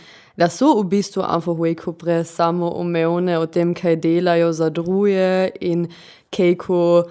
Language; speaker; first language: Slovenian; non-native, local second language; German